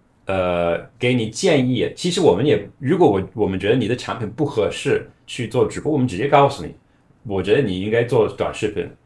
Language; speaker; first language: Chinese; non-native, fluent; English